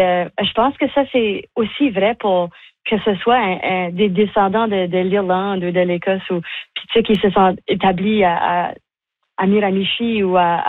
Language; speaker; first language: French; native; French